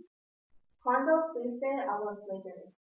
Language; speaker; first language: Spanish; non-native, learner; English